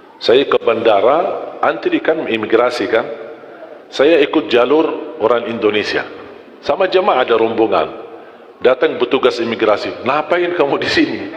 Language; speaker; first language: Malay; non-native, fluent; Arabic